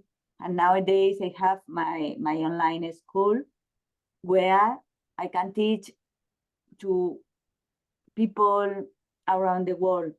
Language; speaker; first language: English; non-native, learner; Spanish